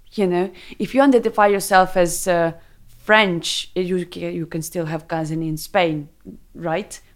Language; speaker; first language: English; non-native, fluent; Ukrainian